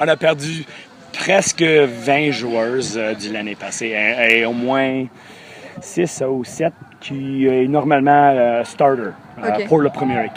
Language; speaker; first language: French; non-native, fluent; English